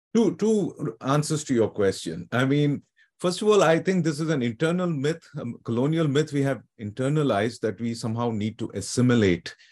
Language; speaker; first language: English; non-native, local second language; Telugu